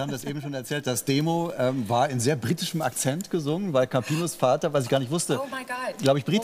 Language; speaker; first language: German; native; German